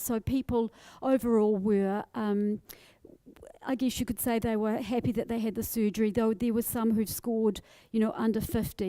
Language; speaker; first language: English; native; English